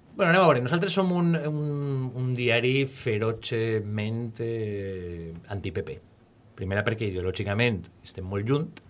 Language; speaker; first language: Catalan; native; Catalan